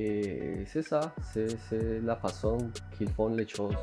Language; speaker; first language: French; non-native, learner; Spanish